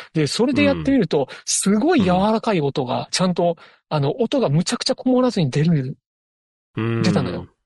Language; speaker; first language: Japanese; native; Japanese